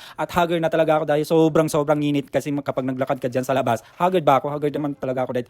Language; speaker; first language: Filipino; non-native, local second language; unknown